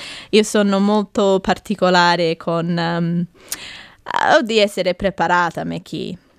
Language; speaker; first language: Italian; non-native, fluent; English